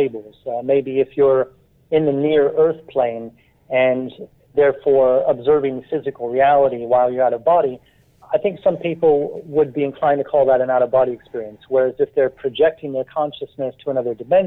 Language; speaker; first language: English; native; English